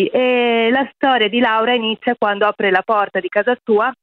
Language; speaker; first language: Italian; native; Italian